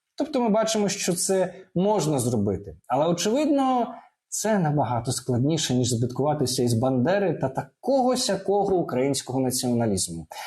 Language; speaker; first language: Ukrainian; native; Ukrainian